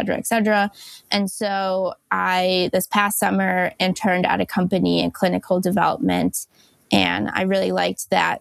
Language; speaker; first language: English; native; English